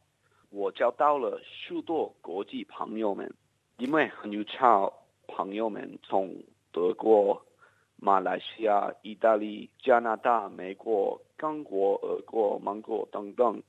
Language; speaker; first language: Chinese; non-native, learner; English